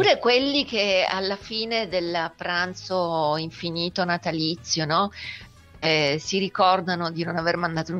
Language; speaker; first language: Italian; native; Italian